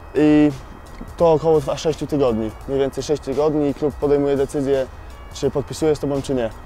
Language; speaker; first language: Polish; early bilingual, other home language; English